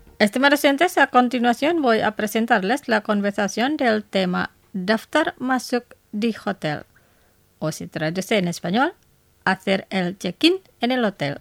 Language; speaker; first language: Spanish; non-native, fluent; Indonesian